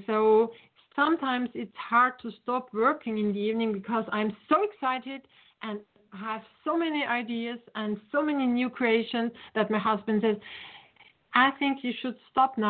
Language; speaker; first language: English; non-native, fluent; German